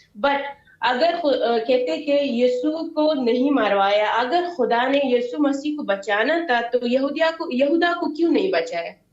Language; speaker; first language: Hindi; non-native, fluent; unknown